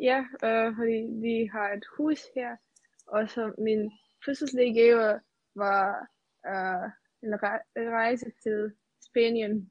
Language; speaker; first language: Danish; non-native, learner; Serbian